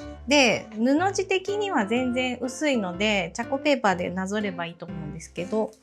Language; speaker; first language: Japanese; native; Japanese